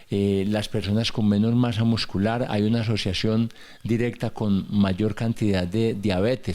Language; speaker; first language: Spanish; native; Spanish